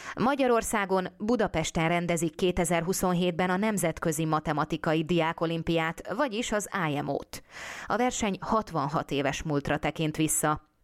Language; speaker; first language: Hungarian; native; Hungarian